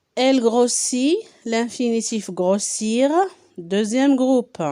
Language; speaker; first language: French; non-native, local second language; Arabic